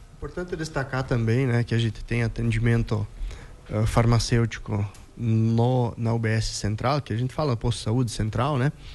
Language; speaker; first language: Portuguese; native; Portuguese